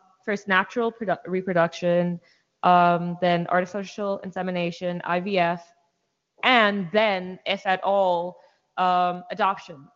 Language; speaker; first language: English; non-native, local second language; Hindi